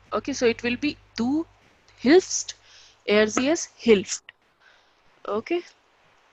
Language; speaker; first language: German; non-native, local second language; Hindi